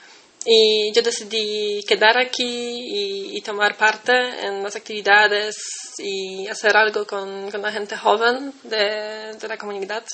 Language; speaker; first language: Spanish; non-native, fluent; Polish